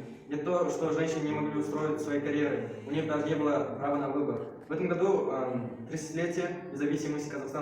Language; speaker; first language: Russian; non-native, local second language; Kazakh